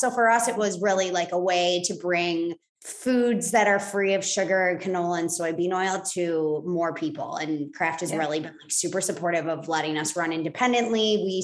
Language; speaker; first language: English; native; English